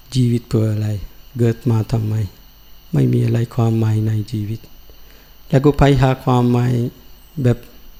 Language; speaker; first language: Thai; non-native, learner; Sinhala